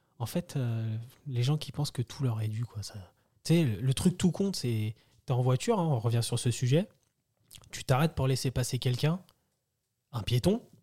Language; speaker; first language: French; early bilingual, other home language; Portuguese